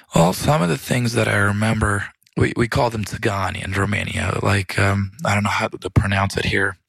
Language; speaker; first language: English; early bilingual, other home language; Romanian